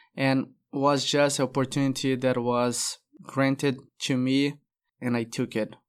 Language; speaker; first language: English; non-native, fluent; Portuguese